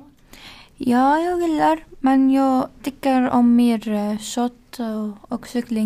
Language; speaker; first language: Swedish; non-native, learner; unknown